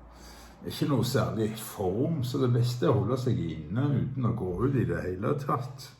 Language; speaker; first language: Norwegian; native; Norwegian